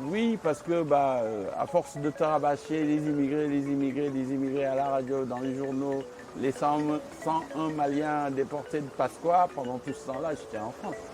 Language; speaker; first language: French; non-native, local second language; Wolof